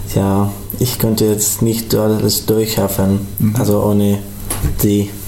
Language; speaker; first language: German; non-native, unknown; Pashto